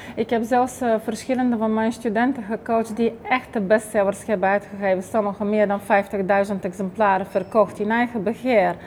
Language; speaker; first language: Dutch; non-native, fluent; Bulgarian